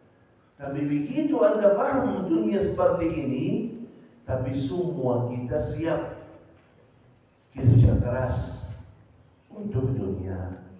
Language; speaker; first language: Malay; non-native, fluent; Arabic